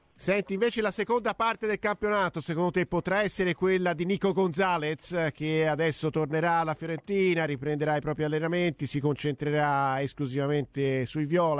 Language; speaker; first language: Italian; native; Italian